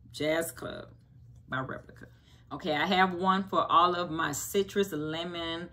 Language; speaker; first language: English; native; English